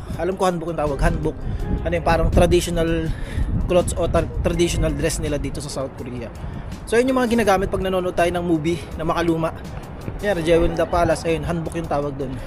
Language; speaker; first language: Filipino; native; Filipino